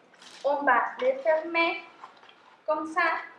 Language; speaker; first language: French; non-native, fluent; Spanish